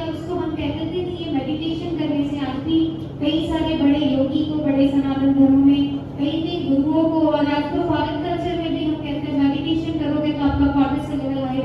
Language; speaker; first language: Hindi; non-native, local second language; Marathi